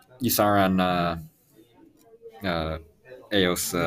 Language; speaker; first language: Spanish; non-native, learner; English